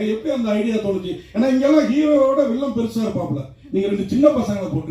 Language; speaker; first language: Tamil; native; Tamil